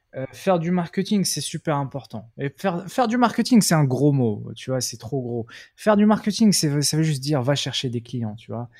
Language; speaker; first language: French; non-native, local second language; Arabic